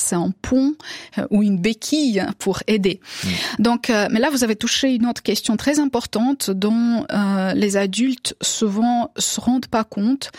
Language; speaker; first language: French; non-native, fluent; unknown